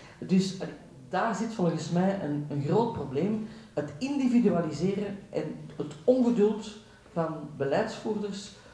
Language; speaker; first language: Dutch; native; Dutch